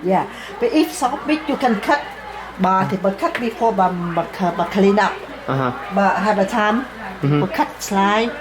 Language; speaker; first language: English; non-native, learner; Vietnamese